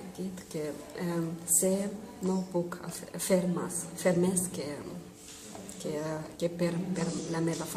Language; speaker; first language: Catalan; non-native, learner; Spanish